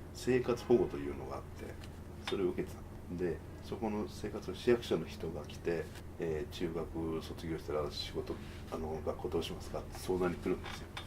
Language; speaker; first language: Japanese; native; Japanese